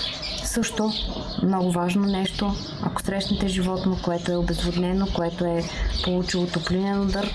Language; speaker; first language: Bulgarian; native; Bulgarian